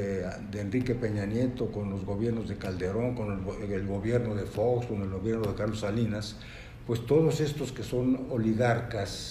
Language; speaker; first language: Spanish; native; Spanish